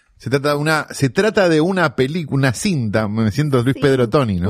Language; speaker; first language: Spanish; native; Spanish